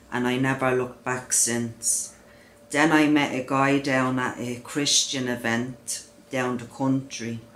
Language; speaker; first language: English; native; English